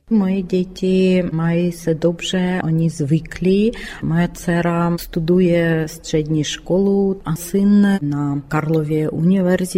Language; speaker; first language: Czech; non-native, learner; Ukrainian